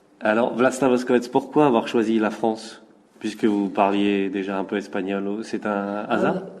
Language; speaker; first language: French; native; French